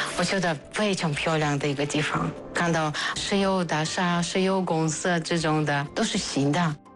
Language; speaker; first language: Chinese; non-native, learner; Russian